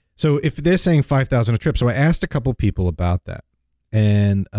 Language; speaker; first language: English; native; English